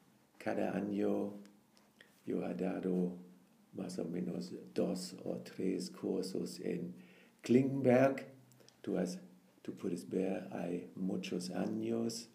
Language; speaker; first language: Spanish; non-native, fluent; German